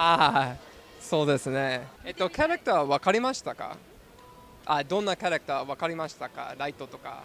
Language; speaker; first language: Japanese; non-native, learner; English